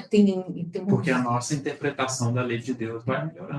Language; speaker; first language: Portuguese; native; Portuguese